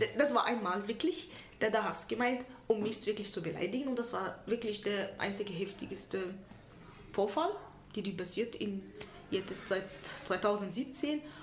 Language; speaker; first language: German; non-native, fluent; Arabic